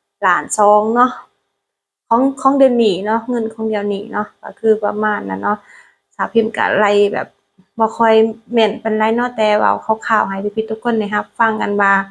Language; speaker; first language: Thai; non-native, learner; Lao